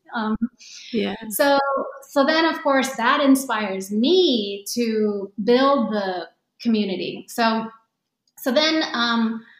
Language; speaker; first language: English; early bilingual, other home language; Japanese